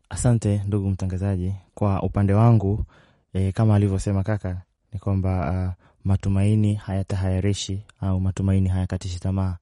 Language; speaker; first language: Swahili; native; Swahili